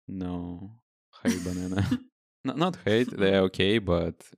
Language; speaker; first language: English; non-native, fluent; Russian